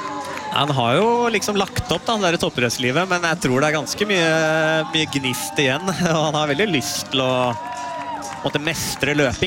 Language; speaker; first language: Norwegian; native; Norwegian